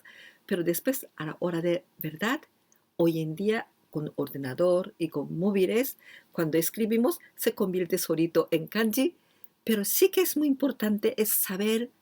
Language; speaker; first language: Spanish; non-native, fluent; Japanese